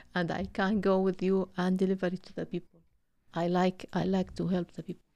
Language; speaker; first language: English; non-native, learner; Arabic